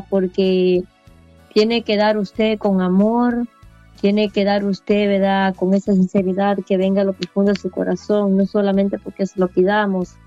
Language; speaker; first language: Spanish; native; Spanish